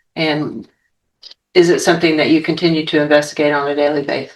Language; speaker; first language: English; native; English